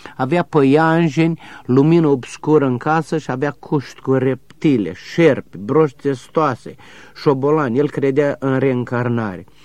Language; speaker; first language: Romanian; native; Romanian